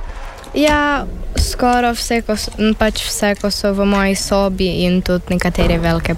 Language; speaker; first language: Slovenian; early bilingual, heritage; Slovenian